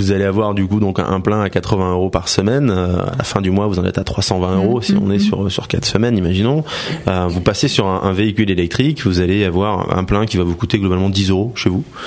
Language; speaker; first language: French; native; French